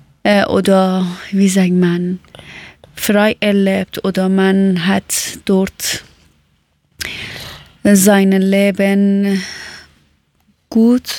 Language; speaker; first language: German; early bilingual, other home language; Persian